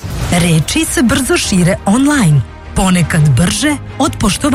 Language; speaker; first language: Serbian; native; Serbian